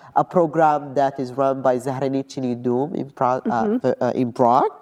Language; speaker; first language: English; non-native, fluent; Arabic